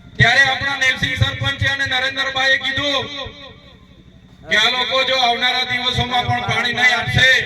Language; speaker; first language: Gujarati; non-native, local second language; Vasavi